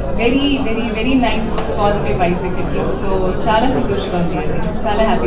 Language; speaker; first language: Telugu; non-native, learner; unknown